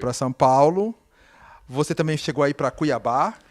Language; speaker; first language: Portuguese; native; Portuguese